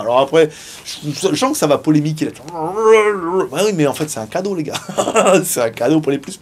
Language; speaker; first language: French; native; French